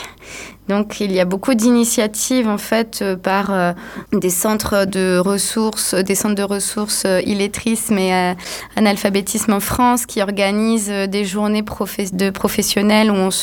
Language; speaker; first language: French; native; French